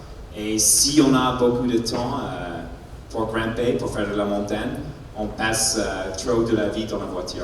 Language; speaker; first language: French; non-native, learner; English